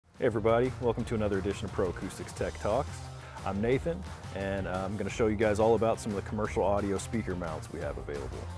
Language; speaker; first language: English; native; English